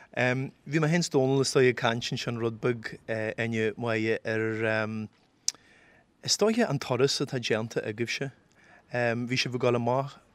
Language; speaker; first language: Irish; native; Irish